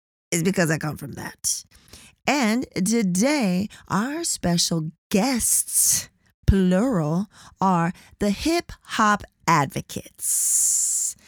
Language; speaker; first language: English; native; English